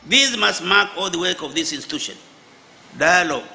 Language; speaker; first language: English; non-native, local second language; Swahili